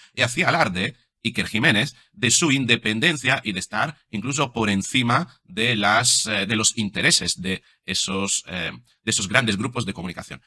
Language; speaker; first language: Spanish; non-native, fluent; Italian